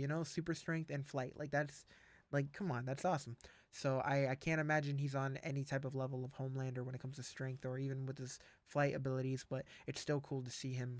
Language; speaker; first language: English; native; English